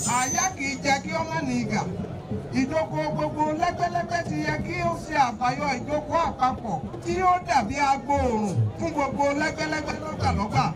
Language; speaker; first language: Yoruba; native; Yoruba